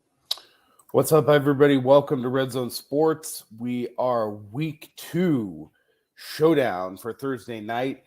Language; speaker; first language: English; native; English